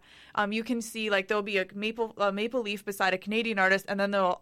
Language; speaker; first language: English; native; English